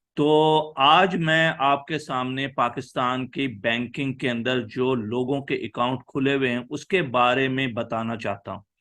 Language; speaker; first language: Urdu; native; Urdu